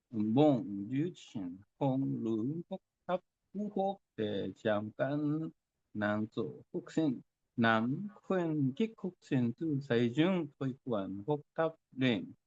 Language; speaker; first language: Vietnamese; non-native, learner; Korean